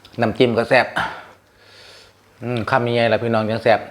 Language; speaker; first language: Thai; non-native, local second language; Northeastern Thai